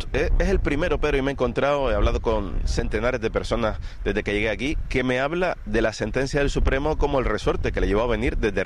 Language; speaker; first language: Spanish; native; Spanish